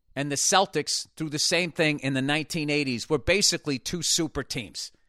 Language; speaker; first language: English; native; English